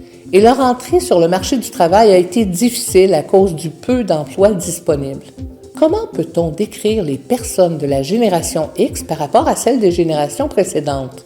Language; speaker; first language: French; native; French